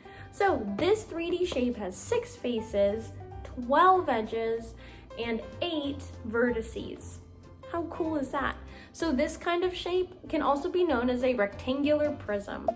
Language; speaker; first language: English; native; English